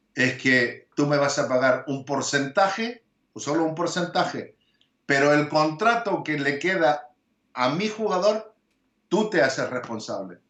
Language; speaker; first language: Spanish; early bilingual, heritage; Spanish